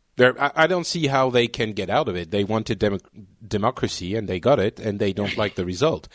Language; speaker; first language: English; non-native, fluent; French